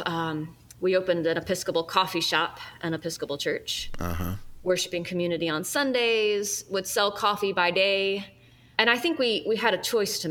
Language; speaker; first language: English; native; English